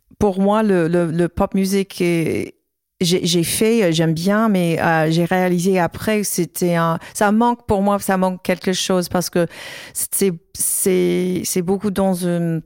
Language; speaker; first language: French; non-native, learner; English